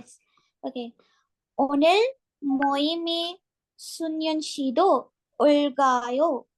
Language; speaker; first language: Korean; non-native, learner; Hindi